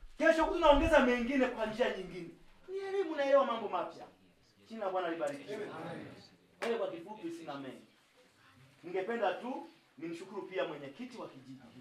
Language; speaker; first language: Swahili; non-native, local second language; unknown